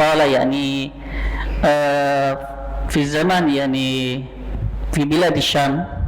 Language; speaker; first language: Arabic; non-native, learner; Indonesian